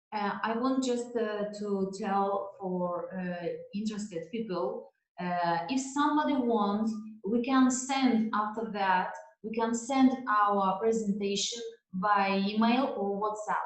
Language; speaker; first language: English; non-native, learner; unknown